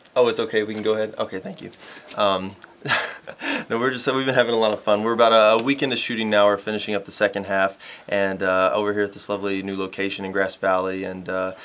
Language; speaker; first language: English; native; English